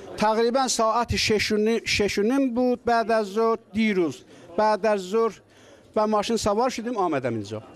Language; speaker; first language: Persian; non-native, local second language; Azerbaijani